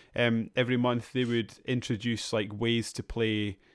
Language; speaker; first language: English; native; English